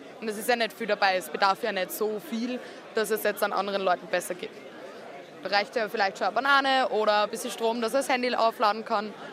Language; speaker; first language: German; native; German